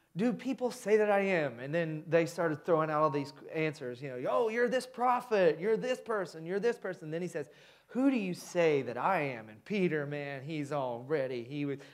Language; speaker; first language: English; native; English